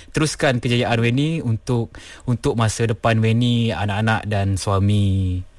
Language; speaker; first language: Malay; non-native, local second language; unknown